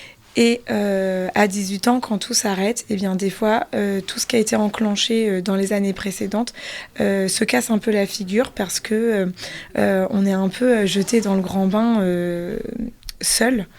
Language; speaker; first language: French; native; French